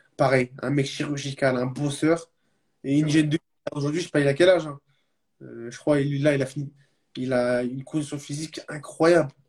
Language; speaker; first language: French; early bilingual, other home language; Arabic